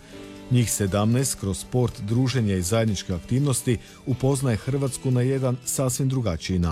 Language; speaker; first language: Serbian; native; Serbian